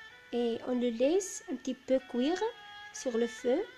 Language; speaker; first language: French; non-native, local second language; Arabic